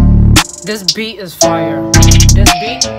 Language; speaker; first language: English; native; English